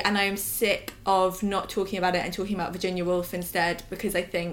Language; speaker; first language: English; native; English